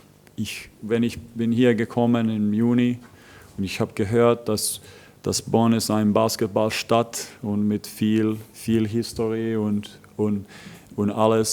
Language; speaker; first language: German; non-native, fluent; Finnish